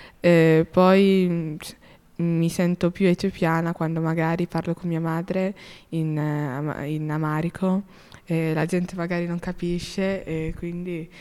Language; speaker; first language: Italian; early bilingual, other home language; Amharic